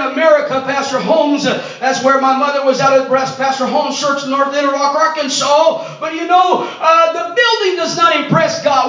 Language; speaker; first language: English; non-native, fluent; Portuguese